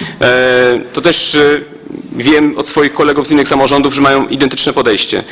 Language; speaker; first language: Polish; native; Polish